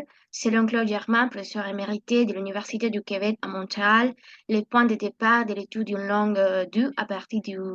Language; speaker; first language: French; non-native, learner; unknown